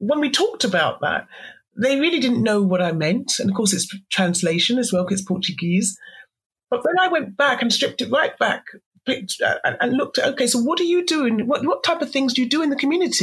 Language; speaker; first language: English; native; English